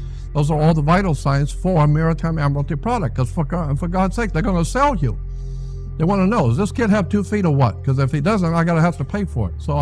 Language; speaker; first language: English; native; English